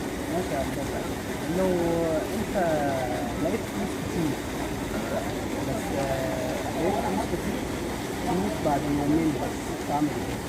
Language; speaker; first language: Arabic; non-native, fluent; Oromo